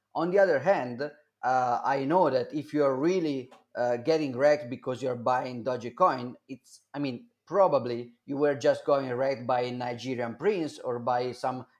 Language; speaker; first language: English; non-native, fluent; Italian